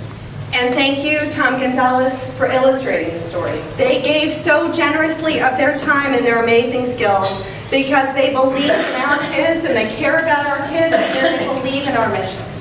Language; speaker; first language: English; native; English